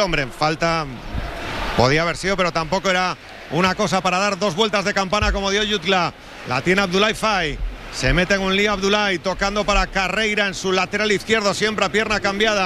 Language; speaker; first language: Spanish; native; Spanish